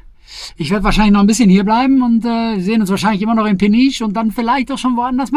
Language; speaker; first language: German; native; German